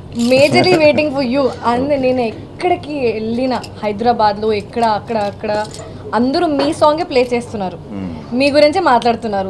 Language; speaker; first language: Telugu; non-native, local second language; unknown